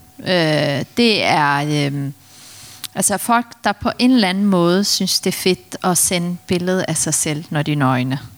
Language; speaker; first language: Danish; early bilingual, other home language; Turkish